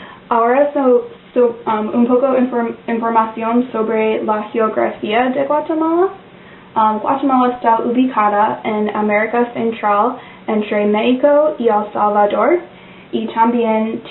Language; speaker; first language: Spanish; non-native, learner; English